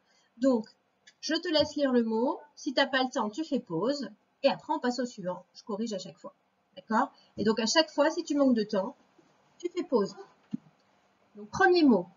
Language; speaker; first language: French; native; French